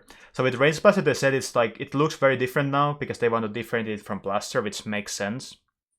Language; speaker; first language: English; non-native, fluent; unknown